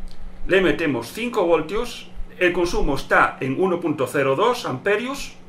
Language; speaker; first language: Spanish; native; Spanish